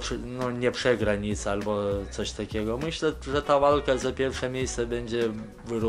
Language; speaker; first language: Polish; non-native, fluent; Lithuanian